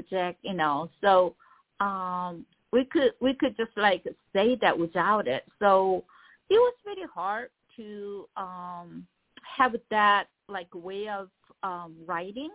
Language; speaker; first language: English; non-native, fluent; Korean